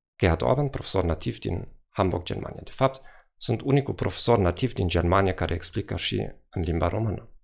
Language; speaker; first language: Romanian; non-native, fluent; German